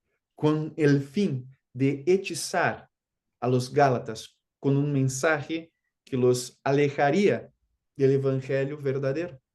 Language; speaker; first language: Spanish; non-native, fluent; Portuguese